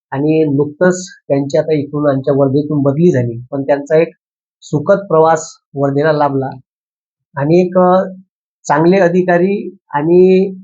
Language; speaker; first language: Marathi; native; Marathi